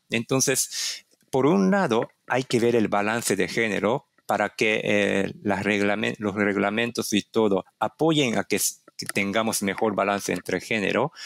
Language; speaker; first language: Spanish; non-native, fluent; Japanese